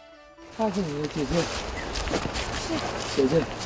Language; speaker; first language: Chinese; non-native, fluent; Korean